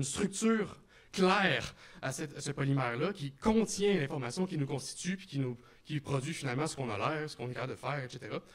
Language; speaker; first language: French; native; French